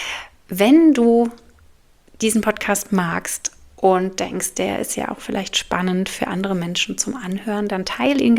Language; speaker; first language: German; native; German